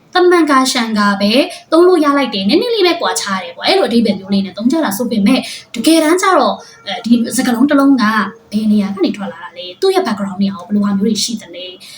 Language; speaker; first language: Burmese; native; Burmese